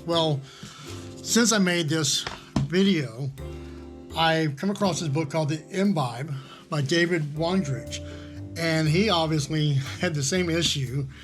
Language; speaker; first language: English; native; English